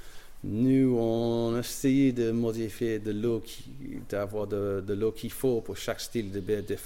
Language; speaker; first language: French; non-native, learner; English